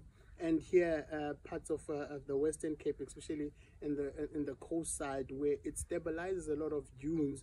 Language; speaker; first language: English; non-native, local second language; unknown